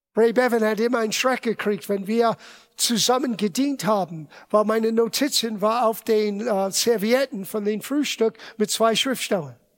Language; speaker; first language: German; non-native, fluent; English